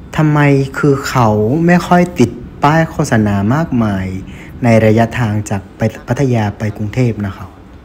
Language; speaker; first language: Thai; non-native, fluent; Vietnamese